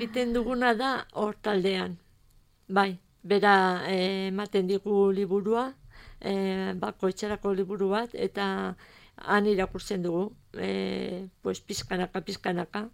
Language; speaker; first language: Basque; non-native, learner; Spanish